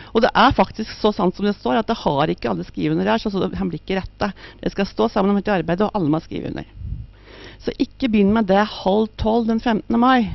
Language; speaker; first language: Norwegian; native; Norwegian